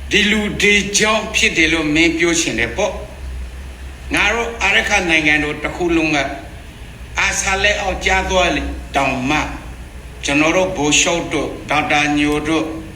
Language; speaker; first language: Burmese; native; Burmese